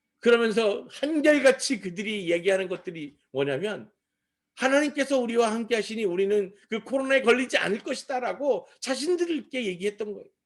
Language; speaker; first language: Korean; native; Korean